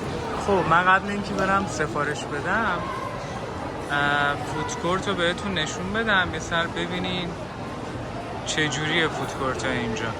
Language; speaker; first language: Persian; native; Persian